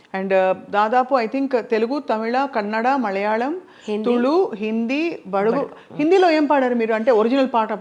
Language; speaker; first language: Telugu; native; Telugu